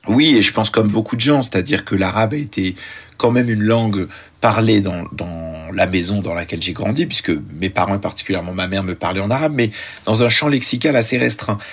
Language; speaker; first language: French; early bilingual, other home language; Arabic